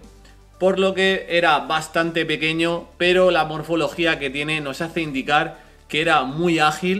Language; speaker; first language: Spanish; native; Spanish